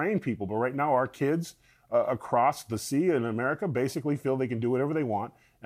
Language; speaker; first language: English; native; English